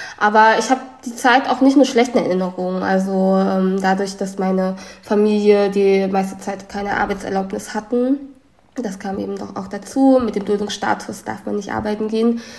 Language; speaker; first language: German; early bilingual, other home language; Vietnamese